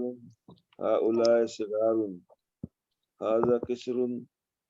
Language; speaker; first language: Arabic; non-native, learner; Urdu